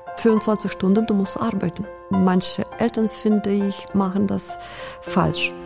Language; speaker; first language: German; non-native, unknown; Russian